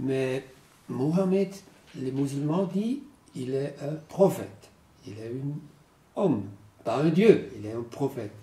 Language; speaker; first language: French; non-native, learner; German